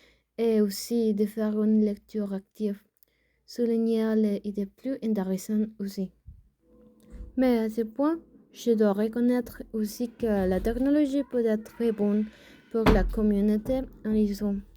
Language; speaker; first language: French; non-native, learner; Spanish